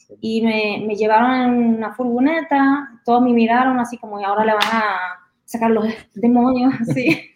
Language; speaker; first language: Spanish; non-native, fluent; German